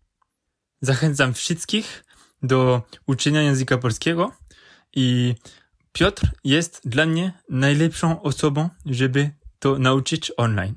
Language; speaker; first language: Polish; non-native, learner; French